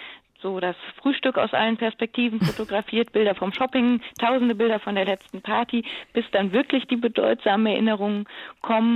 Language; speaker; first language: German; native; German